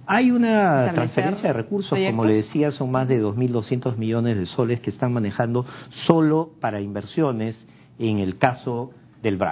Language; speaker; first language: Spanish; native; Spanish